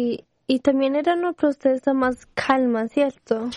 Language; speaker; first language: Spanish; early bilingual, heritage; Spanish